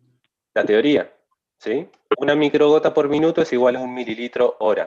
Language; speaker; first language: Spanish; native; Spanish